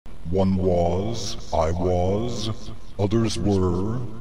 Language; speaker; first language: English; native; English